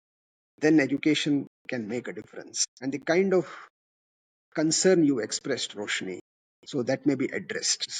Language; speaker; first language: English; non-native, local second language; Kannada